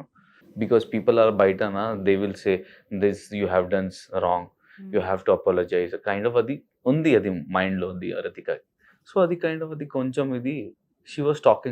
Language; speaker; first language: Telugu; non-native, learner; Hindi